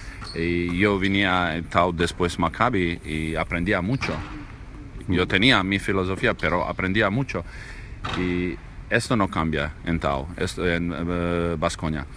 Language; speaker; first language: Spanish; non-native, learner; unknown